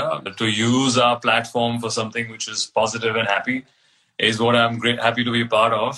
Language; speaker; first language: English; non-native, local second language; Hindi